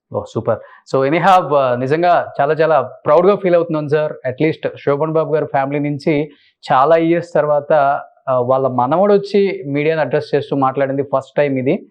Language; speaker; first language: Telugu; native; Telugu